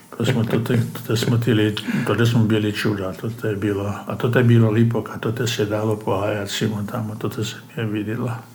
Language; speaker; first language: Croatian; native; Croatian